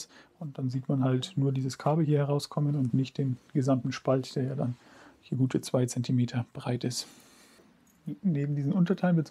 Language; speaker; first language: German; native; German